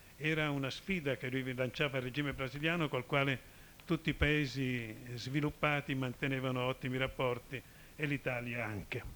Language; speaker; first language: Italian; native; Italian